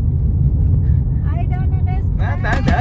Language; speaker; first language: English; non-native, learner; Thai